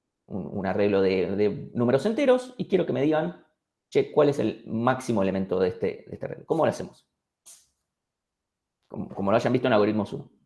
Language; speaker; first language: Spanish; native; Spanish